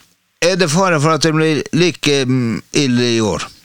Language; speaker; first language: Norwegian; native; Norwegian